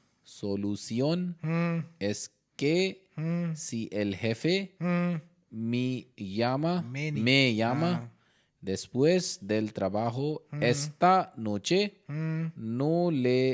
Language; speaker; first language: Spanish; non-native, learner; Hindi